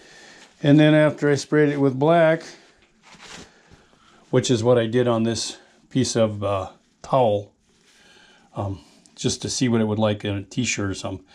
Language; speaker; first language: English; native; English